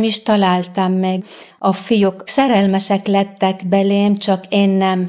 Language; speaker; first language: Hungarian; non-native, fluent; Arabic